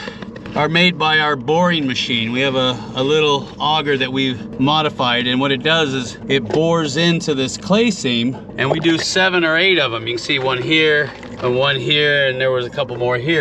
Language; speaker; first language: English; native; English